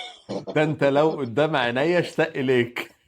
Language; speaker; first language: Arabic; native; Arabic